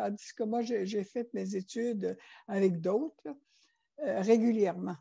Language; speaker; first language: French; non-native, local second language; Innu-aimun